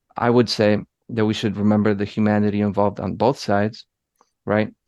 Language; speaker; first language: English; early bilingual, other home language; Polish